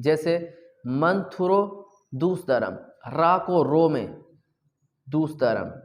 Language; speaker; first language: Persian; non-native, fluent; Urdu